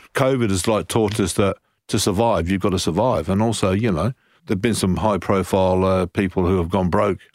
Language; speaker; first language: English; native; English